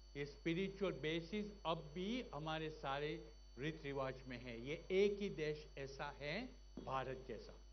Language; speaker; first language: Hindi; non-native, fluent; Gujarati